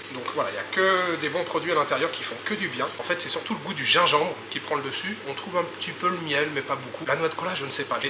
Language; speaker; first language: French; native; French